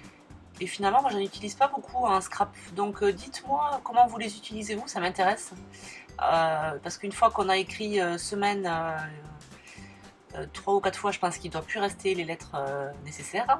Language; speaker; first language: French; native; French